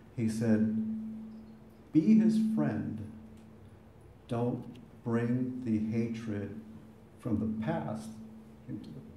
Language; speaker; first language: English; native; English